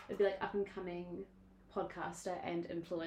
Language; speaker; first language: English; native; English